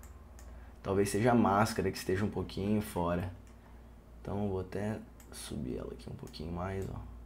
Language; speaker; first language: Portuguese; native; Portuguese